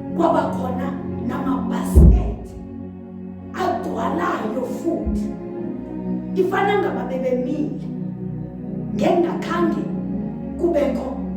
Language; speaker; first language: Zulu; non-native, local second language; Xhosa